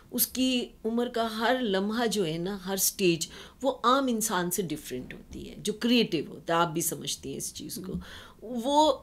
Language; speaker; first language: Urdu; non-native, local second language; Punjabi